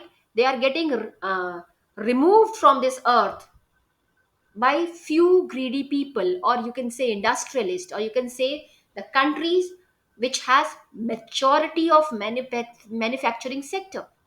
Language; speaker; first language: English; non-native, local second language; Hindi